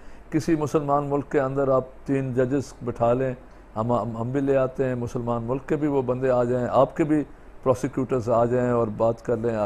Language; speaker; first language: Urdu; non-native, local second language; Sindhi